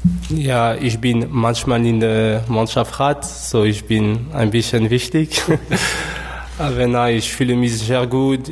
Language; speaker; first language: German; non-native, learner; French